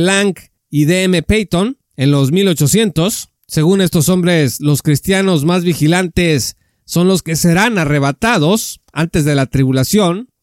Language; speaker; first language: Spanish; native; Spanish